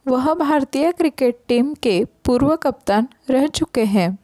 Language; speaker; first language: Hindi; non-native, local second language; Marathi